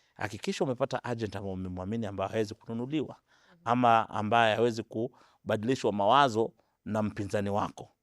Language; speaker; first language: Swahili; non-native, local second language; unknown